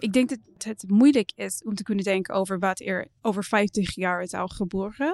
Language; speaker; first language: Dutch; non-native, fluent; English